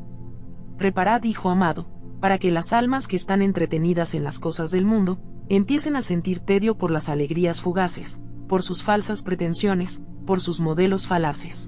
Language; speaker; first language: Spanish; native; Spanish